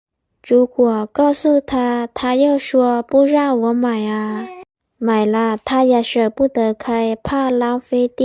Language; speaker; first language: Chinese; non-native, fluent; Lao